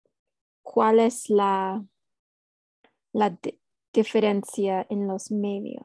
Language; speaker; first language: Spanish; non-native, fluent; English